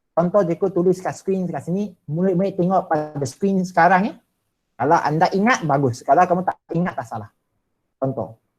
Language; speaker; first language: Malay; non-native, local second language; Chinese